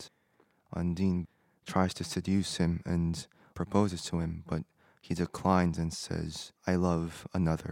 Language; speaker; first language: English; non-native, fluent; Korean